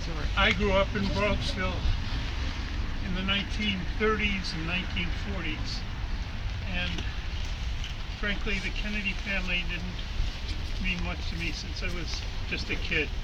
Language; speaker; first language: English; native; English